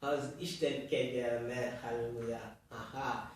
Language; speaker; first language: Hungarian; non-native, learner; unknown